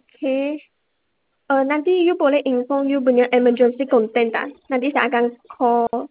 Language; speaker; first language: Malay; non-native, local second language; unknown